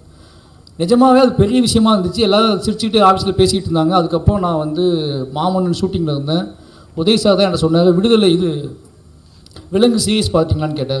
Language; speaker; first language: Tamil; native; Tamil